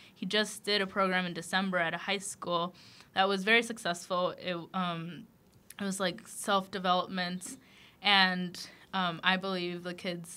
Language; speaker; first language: English; early bilingual, other home language; Spanish